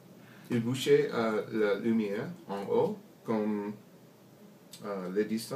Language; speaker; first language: French; non-native, learner; English